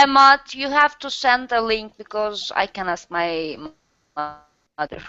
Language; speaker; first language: English; non-native, learner; Turkish